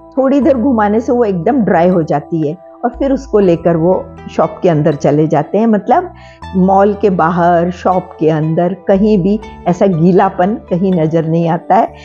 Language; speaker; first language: Hindi; non-native, local second language; Marathi